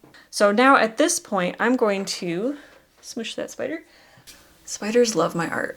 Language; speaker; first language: English; native; English